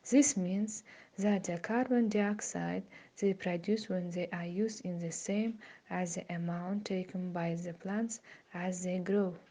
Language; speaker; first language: English; non-native, fluent; Kazakh